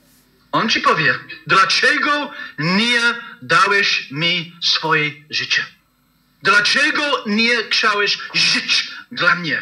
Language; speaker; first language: Polish; non-native, learner; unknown